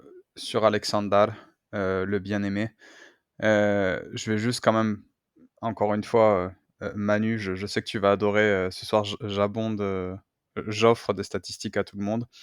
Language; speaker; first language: French; native; French